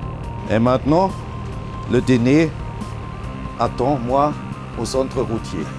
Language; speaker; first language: French; non-native, learner; German